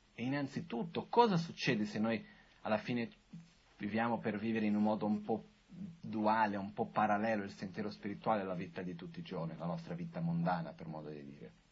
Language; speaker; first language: Italian; non-native, fluent; Portuguese